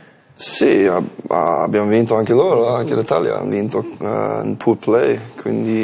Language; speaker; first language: Italian; non-native, learner; English